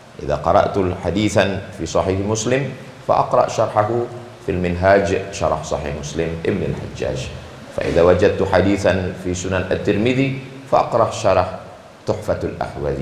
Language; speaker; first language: Arabic; non-native, fluent; Indonesian